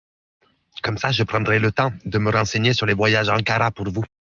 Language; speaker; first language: French; native; French